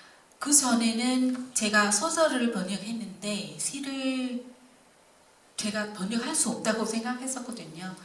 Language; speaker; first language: Korean; non-native, fluent; Vietnamese